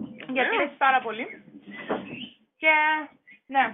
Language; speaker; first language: Greek; non-native, fluent; German